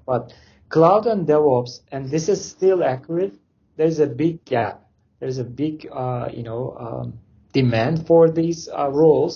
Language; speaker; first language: English; non-native, fluent; Turkish